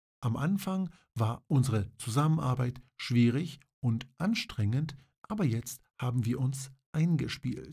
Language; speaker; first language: German; non-native, fluent; Polish